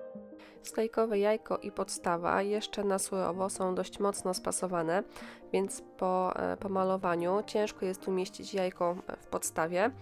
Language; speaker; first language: Polish; native; Polish